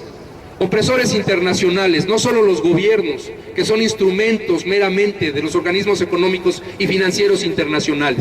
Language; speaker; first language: Spanish; native; Spanish